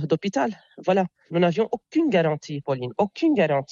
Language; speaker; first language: French; non-native, local second language; Arabic